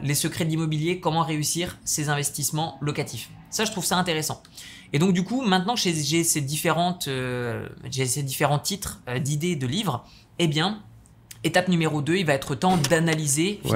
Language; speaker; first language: French; native; French